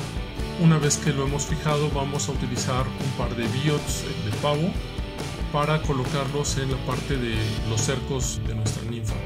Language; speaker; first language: Spanish; native; Spanish